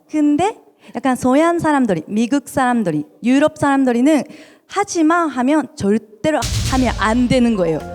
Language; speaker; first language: Korean; non-native, fluent; Japanese